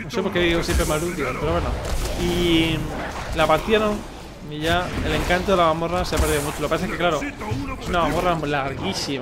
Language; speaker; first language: Spanish; native; Spanish